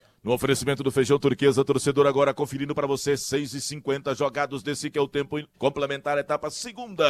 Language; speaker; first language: Portuguese; native; Portuguese